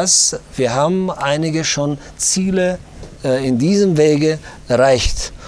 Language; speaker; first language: German; non-native, fluent; Tajik